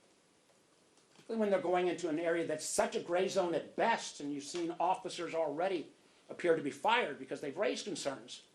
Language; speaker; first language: English; native; English